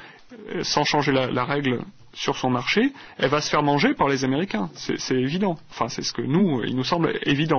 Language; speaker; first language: French; native; French